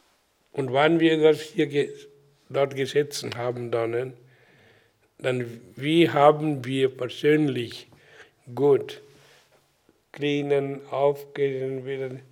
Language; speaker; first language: German; non-native, learner; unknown